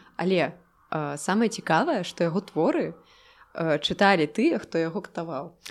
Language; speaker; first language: Belarusian; non-native, local second language; Russian